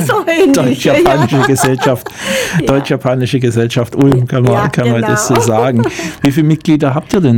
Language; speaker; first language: German; native; German